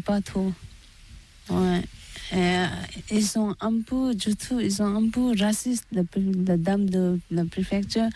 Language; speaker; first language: French; non-native, learner; Tibetan